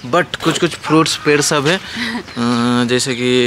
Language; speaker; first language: Hindi; non-native, local second language; Sadri